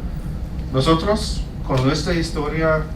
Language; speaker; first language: Spanish; non-native, fluent; German